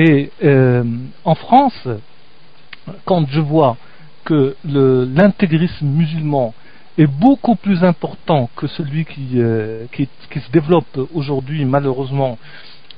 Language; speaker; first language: French; native; French